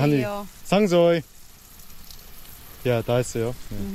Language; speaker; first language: Korean; early bilingual, heritage; Korean